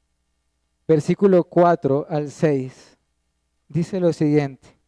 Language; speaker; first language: Spanish; native; Spanish